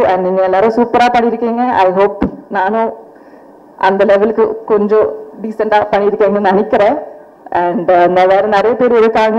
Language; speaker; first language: Tamil; non-native, fluent; Malayalam